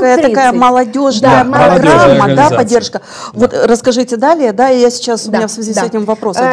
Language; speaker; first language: Russian; native; Russian